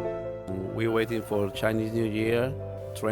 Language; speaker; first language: English; non-native, learner; Spanish